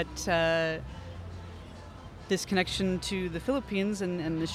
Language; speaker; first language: English; native; English